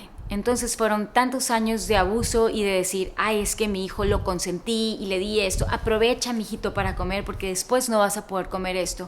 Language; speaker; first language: Spanish; native; Spanish